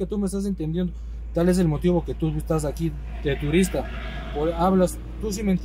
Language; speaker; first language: Spanish; native; Spanish